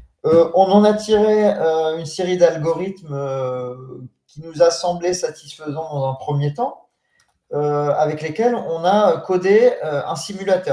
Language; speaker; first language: French; native; French